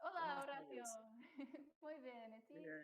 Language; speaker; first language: Spanish; non-native, fluent; English